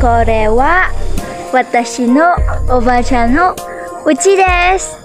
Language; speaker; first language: Japanese; non-native, learner; Malay